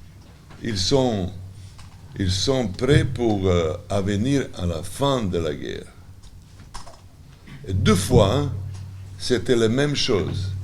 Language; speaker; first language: French; non-native, learner; Serbian